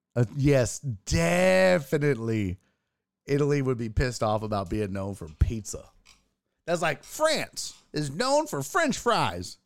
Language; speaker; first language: English; early bilingual, other home language; German